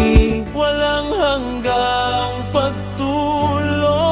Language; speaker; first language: Filipino; native; Filipino